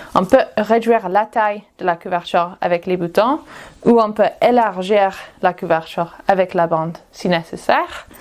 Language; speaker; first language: French; non-native, fluent; English